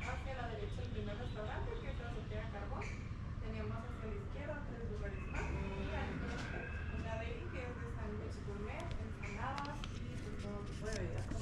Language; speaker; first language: Spanish; native; Spanish